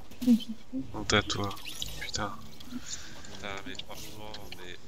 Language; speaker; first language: French; native; French